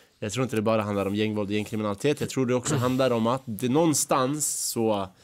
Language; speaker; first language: Swedish; early bilingual, other home language; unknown